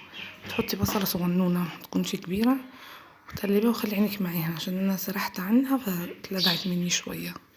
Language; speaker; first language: Arabic; native; Arabic